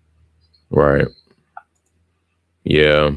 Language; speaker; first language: English; native; English